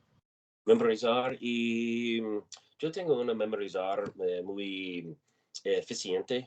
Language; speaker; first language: Spanish; non-native, learner; English